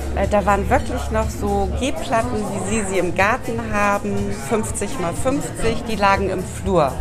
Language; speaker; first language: German; native; German